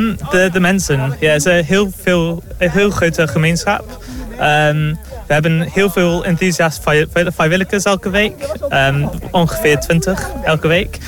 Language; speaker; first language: Dutch; non-native, learner; English